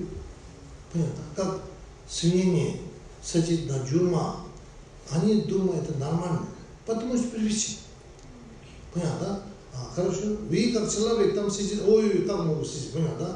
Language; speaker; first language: Russian; non-native, learner; Tibetan